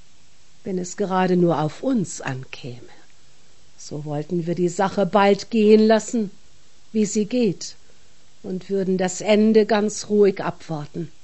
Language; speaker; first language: German; native; German